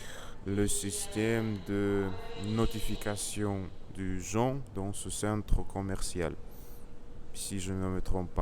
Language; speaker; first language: French; non-native, learner; Russian